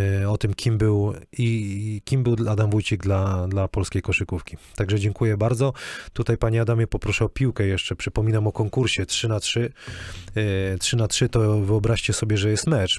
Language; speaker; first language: Polish; native; Polish